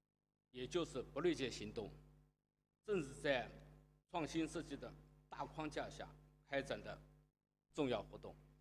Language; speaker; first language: Chinese; native; Chinese